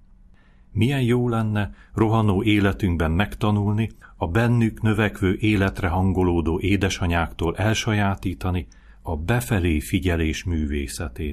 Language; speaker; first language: Hungarian; native; Hungarian